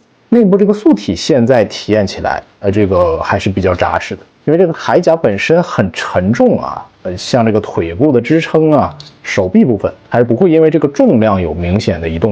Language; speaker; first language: Chinese; native; Chinese